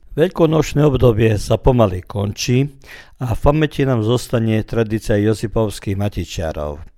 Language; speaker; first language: Slovak; early bilingual, heritage; Croatian